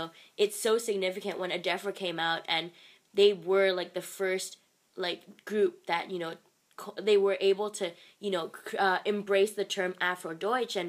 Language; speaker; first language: English; non-native, local second language; Cantonese